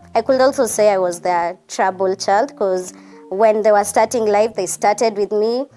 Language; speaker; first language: English; non-native, local second language; Kikuyu